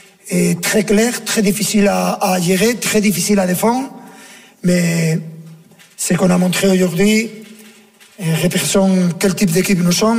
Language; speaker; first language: French; non-native, fluent; Portuguese